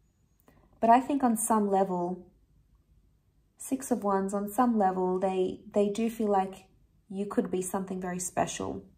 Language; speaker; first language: English; native; English